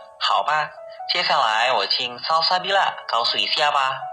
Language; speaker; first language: Chinese; non-native, learner; Indonesian